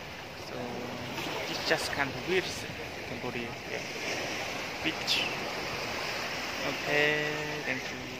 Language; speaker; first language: English; non-native, learner; Khmer